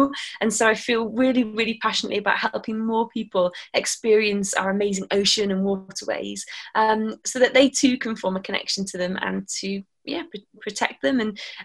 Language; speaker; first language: English; native; English